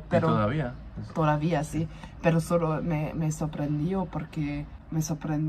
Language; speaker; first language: Spanish; non-native, fluent; German